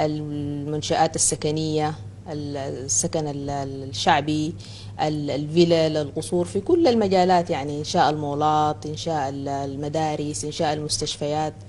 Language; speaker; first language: Arabic; native; Arabic